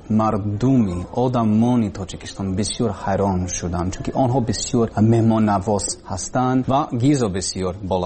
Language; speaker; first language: Persian; non-native, learner; English